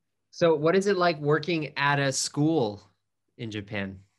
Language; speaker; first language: English; native; English